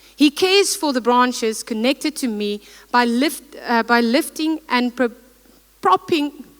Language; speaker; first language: English; non-native, local second language; Afrikaans